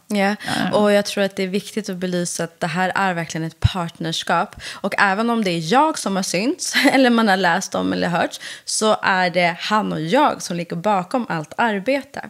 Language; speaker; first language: Swedish; early bilingual, other home language; Persian